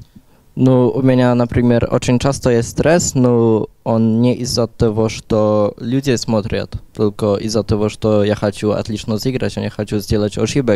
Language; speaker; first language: Russian; non-native, learner; Polish